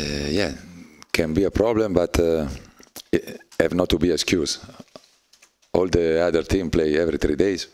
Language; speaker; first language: English; non-native, learner; Italian